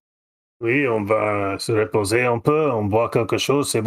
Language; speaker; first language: French; non-native, fluent; English